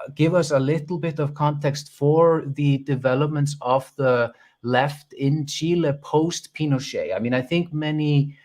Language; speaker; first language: English; non-native, fluent; Icelandic